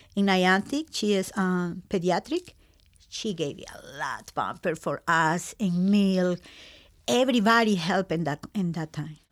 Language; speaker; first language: English; non-native, learner; Spanish